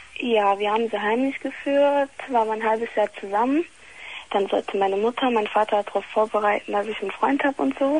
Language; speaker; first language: German; early bilingual, other home language; Italian